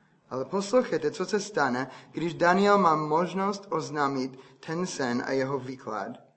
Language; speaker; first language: Czech; non-native, fluent; English